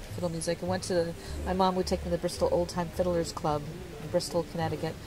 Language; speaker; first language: English; native; English